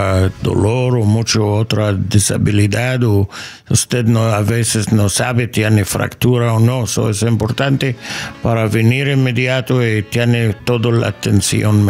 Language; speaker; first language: Spanish; non-native, learner; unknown